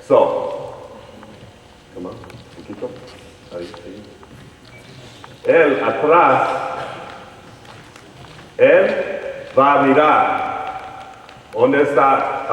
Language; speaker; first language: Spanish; early bilingual, heritage; Spanish